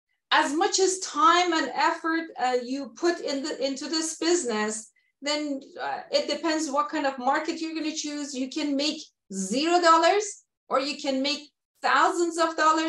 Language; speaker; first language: English; non-native, fluent; Persian